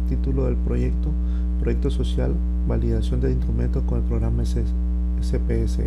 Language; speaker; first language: Spanish; native; Spanish